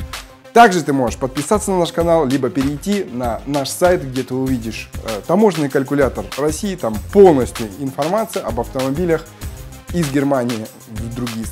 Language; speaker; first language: Russian; native; Russian